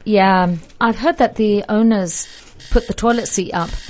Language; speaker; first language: English; native; English